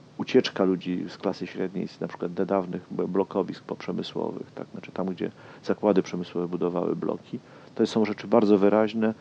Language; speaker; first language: Polish; native; Polish